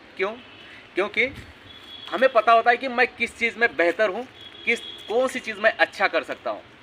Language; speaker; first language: Hindi; non-native, local second language; Marathi